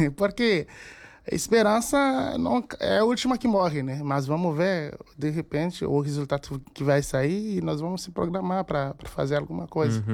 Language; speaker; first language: Portuguese; non-native, fluent; Haitian Creole